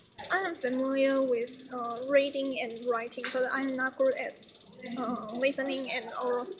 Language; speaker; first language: English; non-native, learner; Chinese